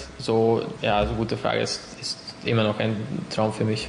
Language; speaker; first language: German; non-native, learner; Hungarian